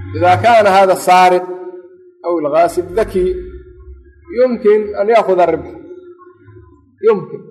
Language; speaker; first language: Arabic; non-native, local second language; Somali